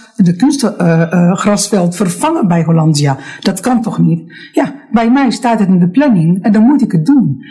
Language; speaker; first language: Dutch; non-native, fluent; Arabic